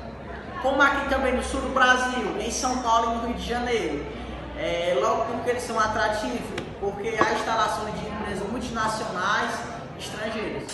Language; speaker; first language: Portuguese; native; Portuguese